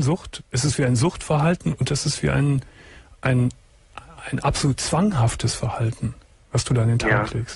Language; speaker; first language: German; native; German